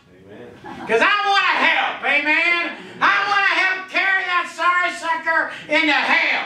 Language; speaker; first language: English; native; English